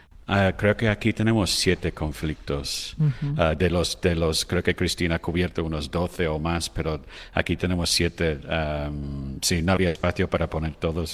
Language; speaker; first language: Spanish; non-native, fluent; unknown